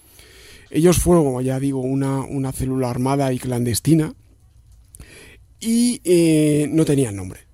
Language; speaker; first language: Spanish; native; Spanish